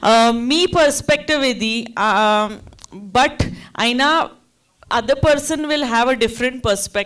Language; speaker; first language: Telugu; non-native, fluent; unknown